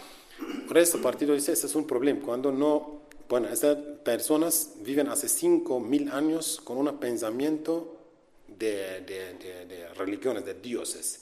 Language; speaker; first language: Spanish; non-native, learner; Kurdish